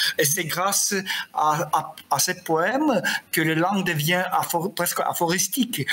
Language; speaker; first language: French; non-native, fluent; Romanian